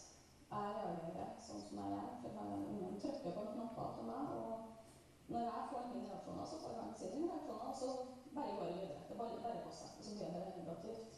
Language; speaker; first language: Norwegian; native; Norwegian